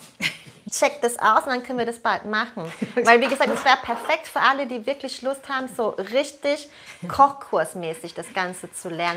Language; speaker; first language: German; native; German